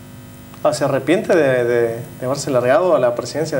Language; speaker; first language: Spanish; native; Spanish